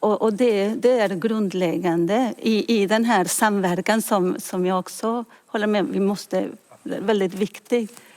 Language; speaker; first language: Swedish; non-native, fluent; Spanish